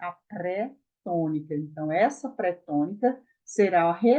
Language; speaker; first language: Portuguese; native; Portuguese